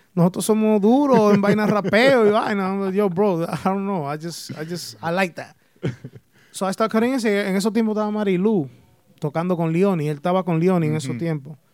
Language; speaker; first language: Spanish; early bilingual, heritage; Spanish